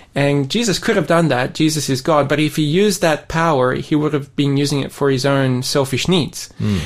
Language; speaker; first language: English; native; English